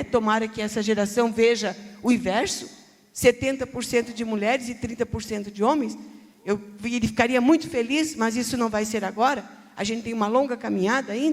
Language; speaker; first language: Portuguese; native; Portuguese